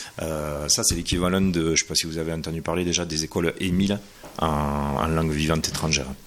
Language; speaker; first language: French; native; French